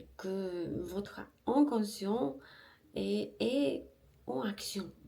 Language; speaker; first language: French; non-native, learner; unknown